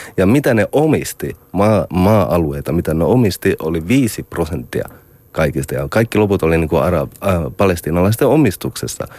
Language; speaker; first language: Finnish; non-native, fluent; Arabic